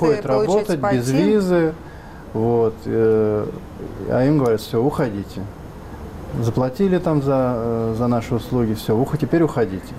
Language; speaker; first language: Russian; native; Russian